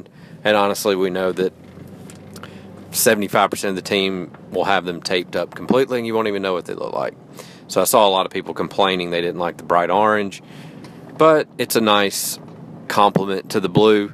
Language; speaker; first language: English; native; English